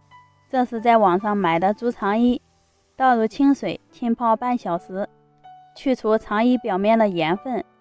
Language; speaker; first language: Chinese; native; Chinese